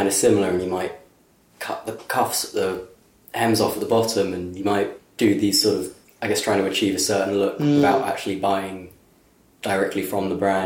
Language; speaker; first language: English; native; English